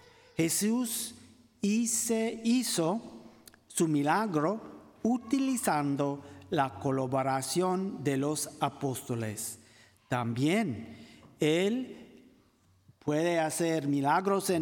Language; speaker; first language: Spanish; non-native, fluent; English